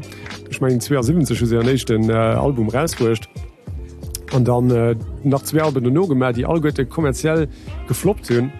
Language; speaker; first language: German; native; German